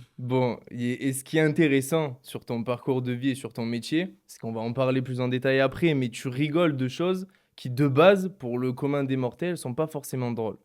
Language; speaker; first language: French; native; French